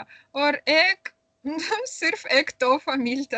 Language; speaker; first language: Hindi; non-native, learner; Russian